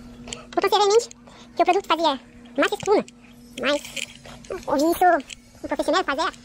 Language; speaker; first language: Portuguese; non-native, fluent; French